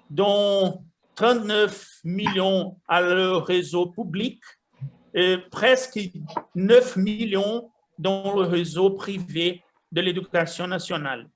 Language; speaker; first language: French; non-native, fluent; Portuguese